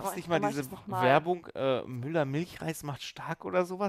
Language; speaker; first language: German; native; German